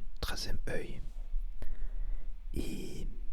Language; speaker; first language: French; non-native, learner; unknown